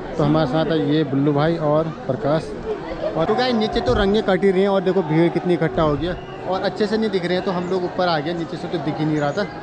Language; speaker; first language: Hindi; native; Hindi